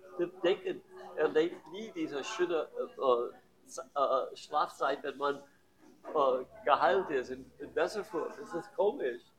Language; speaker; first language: German; non-native, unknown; English